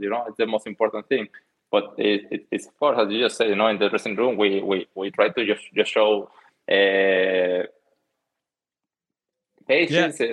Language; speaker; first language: English; non-native, fluent; Spanish